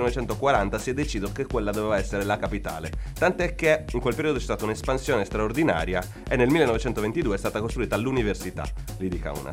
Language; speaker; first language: Italian; native; Italian